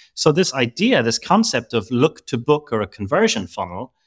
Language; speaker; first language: English; native; English